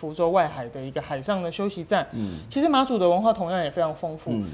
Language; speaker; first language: Chinese; native; Chinese